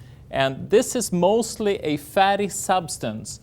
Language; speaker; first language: English; non-native, fluent; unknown